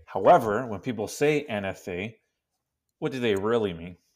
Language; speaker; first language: English; non-native, fluent; Spanish